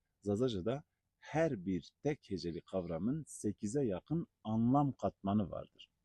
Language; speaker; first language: Turkish; non-native, local second language; Zaza